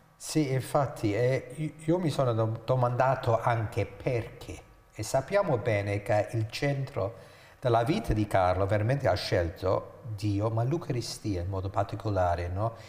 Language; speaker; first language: Italian; non-native, fluent; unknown